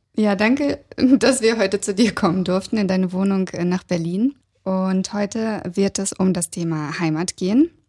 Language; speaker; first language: German; early bilingual, other home language; Russian